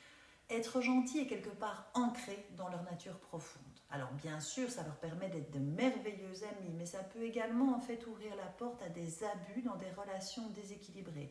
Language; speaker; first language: French; native; French